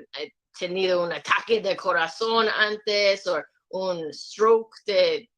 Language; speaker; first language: Spanish; non-native, learner; English